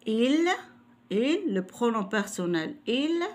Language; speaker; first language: French; non-native, local second language; Arabic